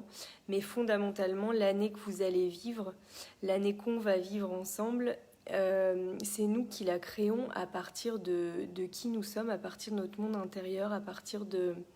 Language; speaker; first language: French; native; French